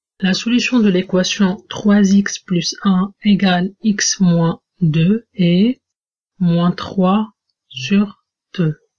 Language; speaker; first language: French; non-native, local second language; Arabic